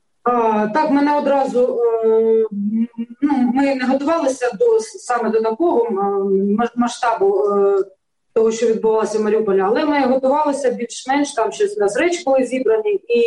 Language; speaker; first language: Ukrainian; native; Ukrainian